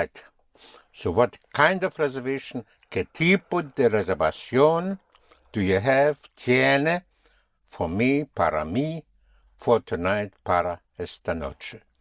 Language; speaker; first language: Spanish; non-native, fluent; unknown